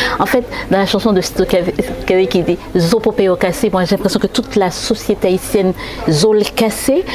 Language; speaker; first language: French; non-native, local second language; Haitian Creole